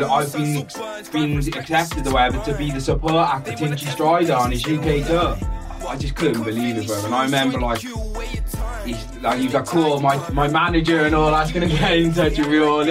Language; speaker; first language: English; native; English